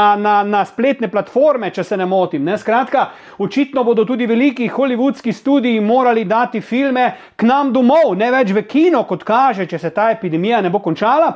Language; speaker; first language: Slovenian; native; Slovenian